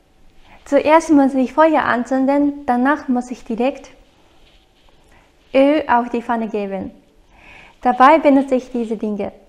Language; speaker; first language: German; non-native, fluent; Japanese